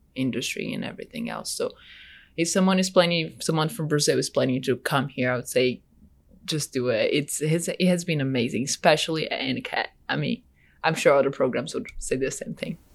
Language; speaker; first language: English; non-native, fluent; Portuguese